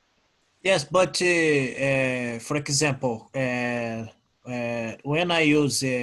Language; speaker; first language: English; non-native, learner; Portuguese